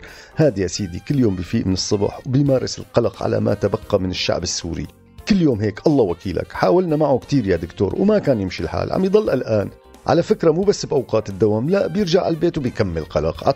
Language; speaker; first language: Arabic; native; Arabic